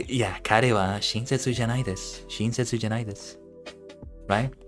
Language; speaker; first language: Japanese; non-native, learner; English